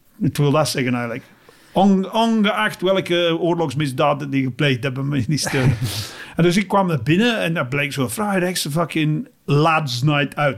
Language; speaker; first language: Dutch; non-native, fluent; English